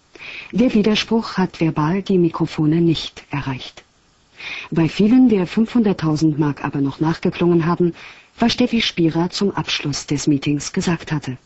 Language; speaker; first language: German; native; German